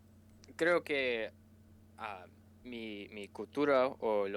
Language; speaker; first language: Spanish; non-native, learner; English